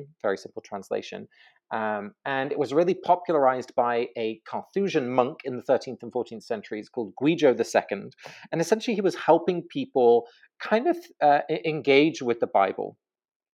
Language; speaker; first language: English; native; English